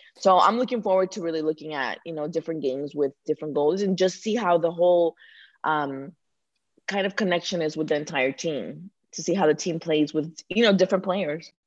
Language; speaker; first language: English; early bilingual, other home language; Spanish